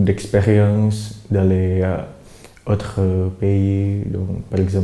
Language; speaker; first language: French; non-native, learner; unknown